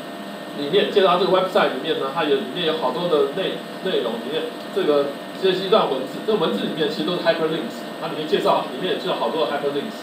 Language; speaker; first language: Chinese; native; Chinese